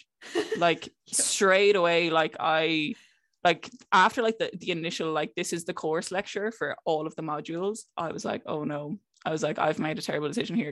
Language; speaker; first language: English; native; English